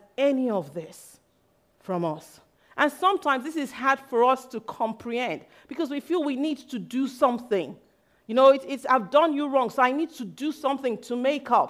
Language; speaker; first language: English; non-native, local second language; Yoruba